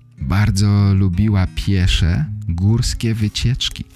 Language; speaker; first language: Polish; native; Polish